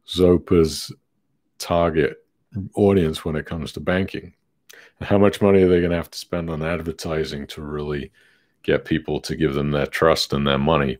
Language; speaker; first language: English; native; English